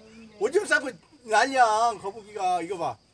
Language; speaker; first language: Korean; native; Korean